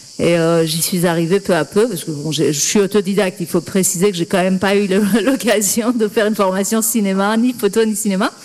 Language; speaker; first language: French; non-native, fluent; Persian